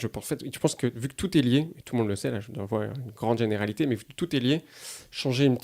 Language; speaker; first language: French; native; French